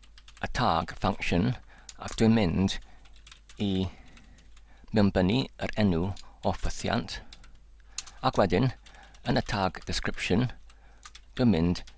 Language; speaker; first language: Welsh; non-native, learner; English